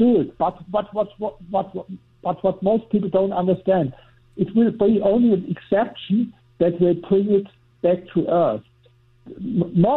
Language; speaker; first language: English; non-native, fluent; German